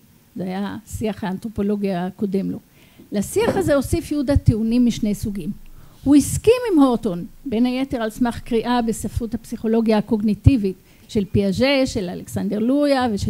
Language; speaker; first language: Hebrew; native; Hebrew